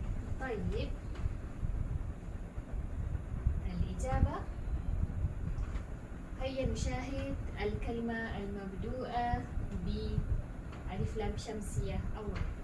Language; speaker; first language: Arabic; non-native, learner; Malay